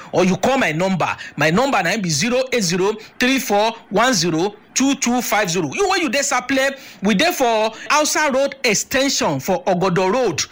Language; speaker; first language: Nigerian Pidgin; native; Nigerian Pidgin